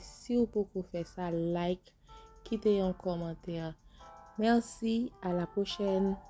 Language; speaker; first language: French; non-native, local second language; Haitian Creole